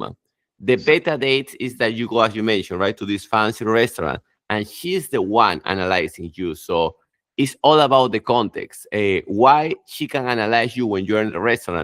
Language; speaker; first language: English; non-native, fluent; Spanish